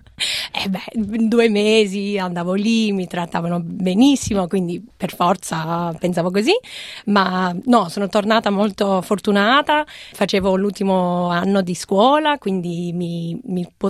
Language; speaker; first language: Italian; non-native, fluent; English